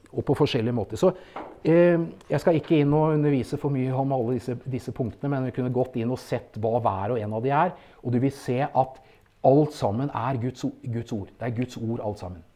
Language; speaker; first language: Norwegian; native; Norwegian